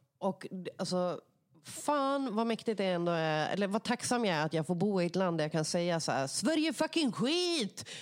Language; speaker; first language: Swedish; native; Swedish